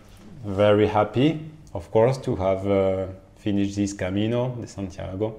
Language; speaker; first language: English; non-native, fluent; French